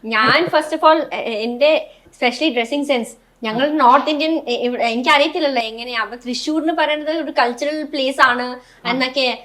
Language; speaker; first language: Malayalam; non-native, fluent; Hindi